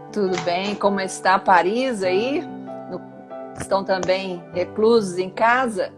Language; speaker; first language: Portuguese; native; Portuguese